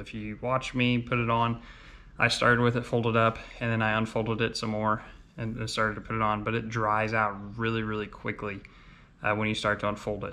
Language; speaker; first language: English; native; English